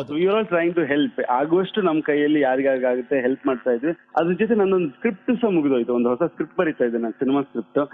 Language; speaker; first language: Kannada; non-native, local second language; Kodava